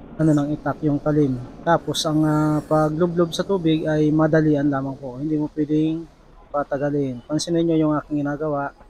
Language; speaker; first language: Filipino; non-native, local second language; Bikol